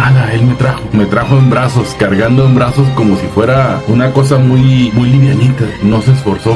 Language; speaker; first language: Spanish; native; Spanish